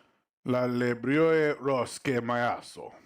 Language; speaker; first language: Russian; non-native, learner; English